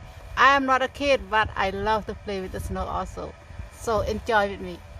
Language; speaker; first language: English; non-native, fluent; Khmer